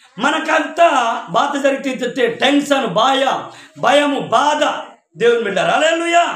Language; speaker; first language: Telugu; non-native, local second language; Koya